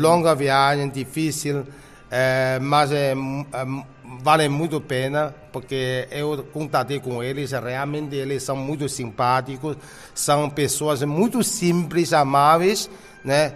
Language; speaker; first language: Portuguese; non-native, fluent; Chinese